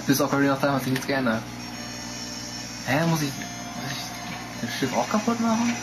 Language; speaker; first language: German; native; German